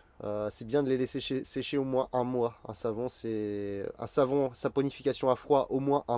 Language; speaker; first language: French; native; French